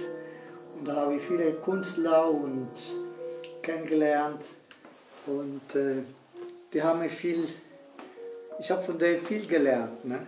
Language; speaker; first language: German; non-native, fluent; Spanish